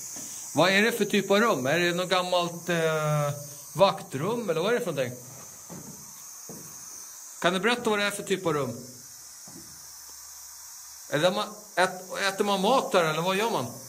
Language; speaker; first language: Swedish; native; Swedish